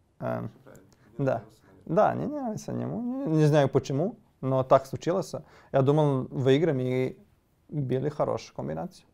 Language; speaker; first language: Russian; non-native, learner; Serbian